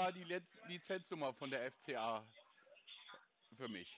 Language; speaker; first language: German; native; German